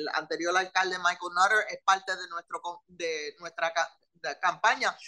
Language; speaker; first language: Spanish; early bilingual, heritage; Spanish